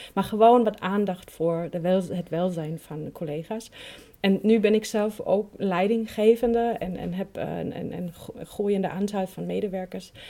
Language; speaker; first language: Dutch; non-native, fluent; German